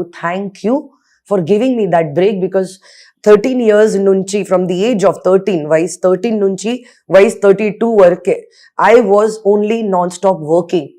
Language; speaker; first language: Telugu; non-native, local second language; Hindi